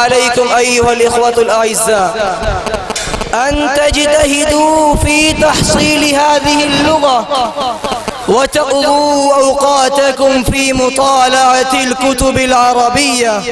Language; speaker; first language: Arabic; non-native, learner; Urdu